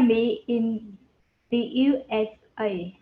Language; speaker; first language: English; non-native, learner; Vietnamese